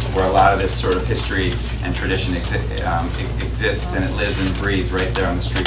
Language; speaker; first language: English; native; English